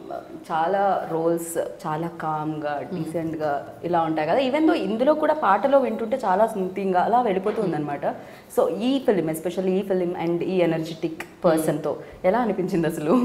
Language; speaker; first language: Telugu; native; Telugu